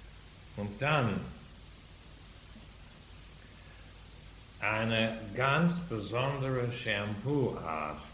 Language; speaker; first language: German; non-native, fluent; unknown